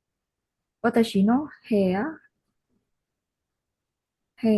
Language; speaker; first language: Japanese; non-native, learner; Indonesian